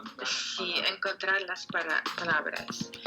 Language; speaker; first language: Spanish; non-native, learner; English